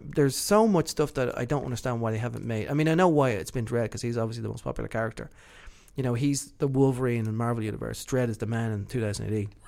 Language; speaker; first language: English; native; English